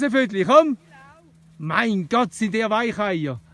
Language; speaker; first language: German; native; German